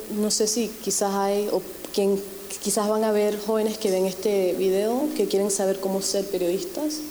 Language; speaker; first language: Spanish; early bilingual, other home language; English